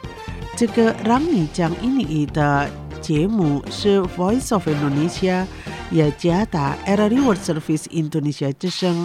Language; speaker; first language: Chinese; non-native, fluent; Indonesian